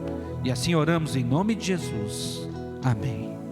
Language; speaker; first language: Portuguese; native; Portuguese